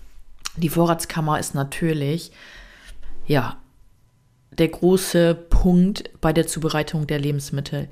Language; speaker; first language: German; native; German